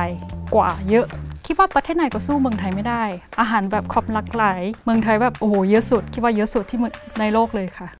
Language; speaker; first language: Thai; non-native, fluent; Korean